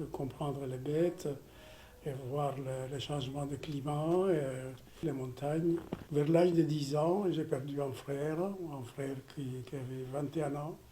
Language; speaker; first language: French; non-native, fluent; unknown